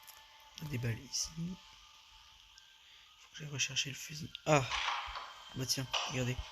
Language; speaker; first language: French; native; French